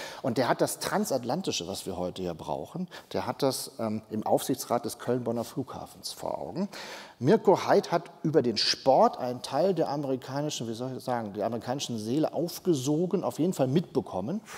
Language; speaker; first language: German; native; German